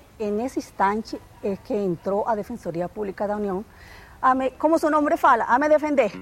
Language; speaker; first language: Portuguese; non-native, fluent; Spanish